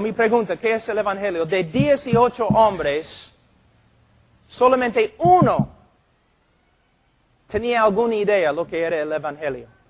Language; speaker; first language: Spanish; non-native, fluent; English